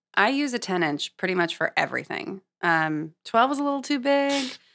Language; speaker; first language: English; native; English